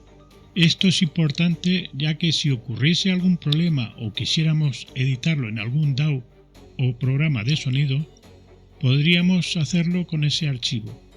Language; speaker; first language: Spanish; native; Spanish